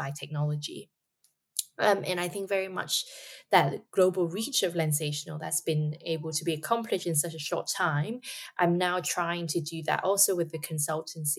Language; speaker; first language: English; non-native, local second language; Cantonese